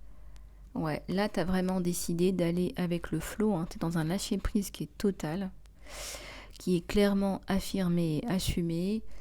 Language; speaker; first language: French; native; French